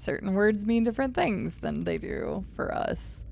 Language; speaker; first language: English; native; English